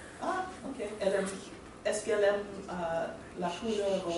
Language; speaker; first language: French; non-native, learner; English